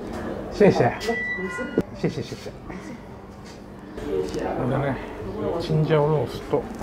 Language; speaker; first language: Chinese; non-native, fluent; Japanese